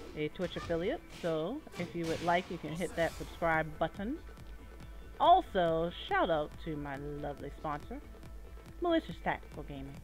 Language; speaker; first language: English; native; English